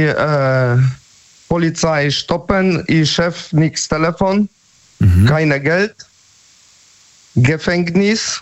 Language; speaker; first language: German; non-native, learner; Polish